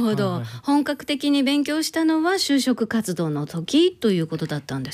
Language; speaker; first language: Japanese; native; Japanese